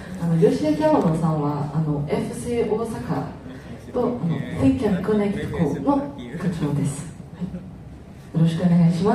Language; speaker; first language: Japanese; non-native, fluent; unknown